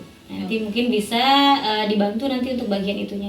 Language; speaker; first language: Indonesian; native; Indonesian